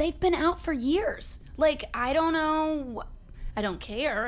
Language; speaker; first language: English; native; English